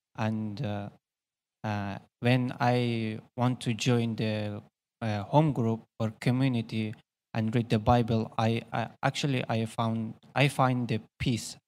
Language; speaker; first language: English; non-native, learner; Persian